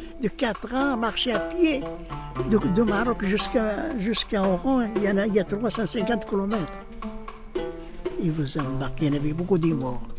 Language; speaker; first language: French; non-native, local second language; Arabic